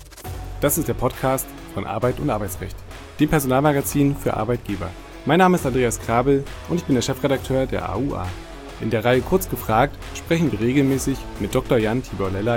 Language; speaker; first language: German; native; German